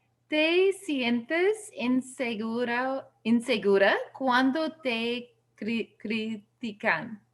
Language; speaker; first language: Spanish; non-native, learner; English